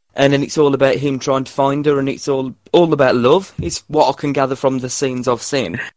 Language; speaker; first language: English; native; English